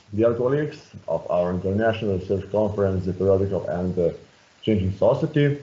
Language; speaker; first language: English; non-native, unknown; Lithuanian